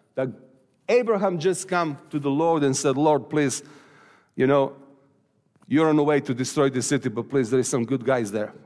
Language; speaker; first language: English; non-native, fluent; Serbian